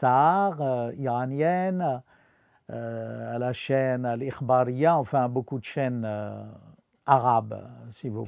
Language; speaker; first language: French; non-native, fluent; Arabic